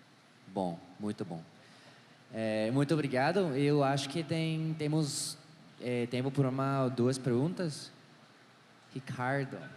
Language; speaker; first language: Portuguese; non-native, learner; English